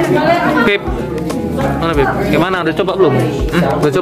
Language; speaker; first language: Indonesian; native; Indonesian